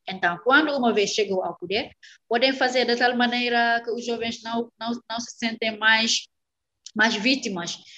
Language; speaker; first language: Portuguese; non-native, fluent; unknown